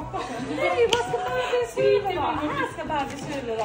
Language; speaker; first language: Swedish; early bilingual, other home language; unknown